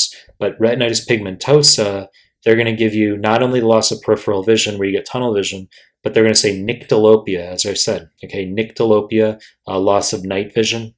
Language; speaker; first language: English; native; English